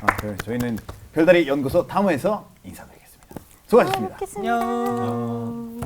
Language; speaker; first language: Korean; non-native, fluent; Spanish